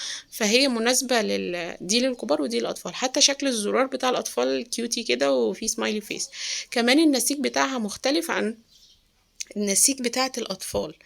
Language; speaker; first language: Arabic; native; Arabic